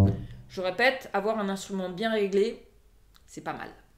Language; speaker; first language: French; native; French